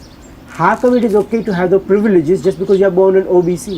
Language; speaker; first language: English; early bilingual, heritage; Gujarati